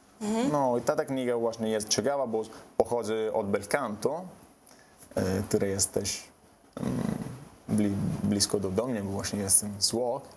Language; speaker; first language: Polish; non-native, learner; Italian